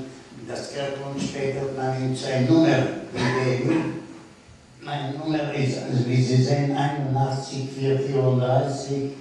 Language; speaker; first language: German; non-native, learner; Yiddish